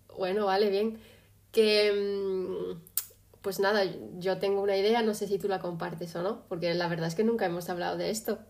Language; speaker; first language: Spanish; early bilingual, other home language; English